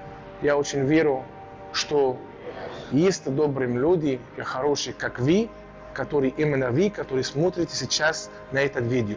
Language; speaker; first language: Russian; non-native, learner; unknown